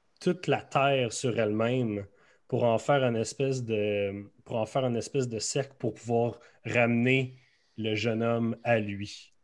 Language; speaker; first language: French; native; French